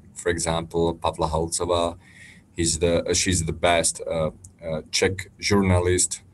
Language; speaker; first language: English; non-native, fluent; Slovak